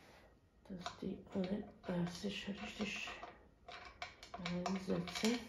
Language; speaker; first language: German; non-native, fluent; Bosnian